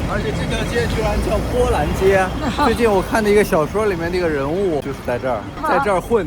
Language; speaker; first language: Chinese; native; Chinese